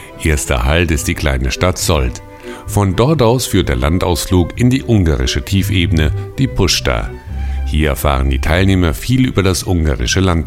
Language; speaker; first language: German; native; German